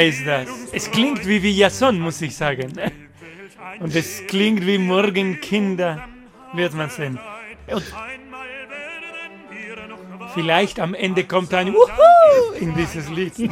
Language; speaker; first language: German; non-native, fluent; Spanish